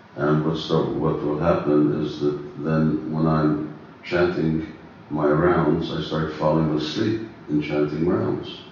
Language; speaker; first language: English; early bilingual, other home language; Hungarian